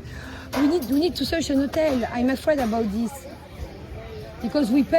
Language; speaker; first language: English; non-native, learner; French